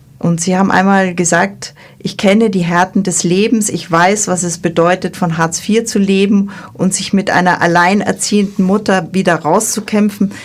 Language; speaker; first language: German; native; German